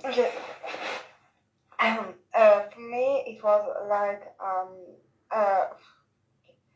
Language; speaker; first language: English; non-native, learner; French